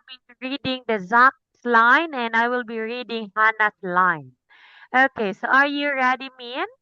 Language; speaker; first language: English; non-native, fluent; Cebuano